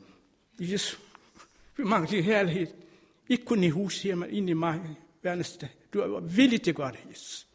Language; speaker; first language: Danish; non-native, learner; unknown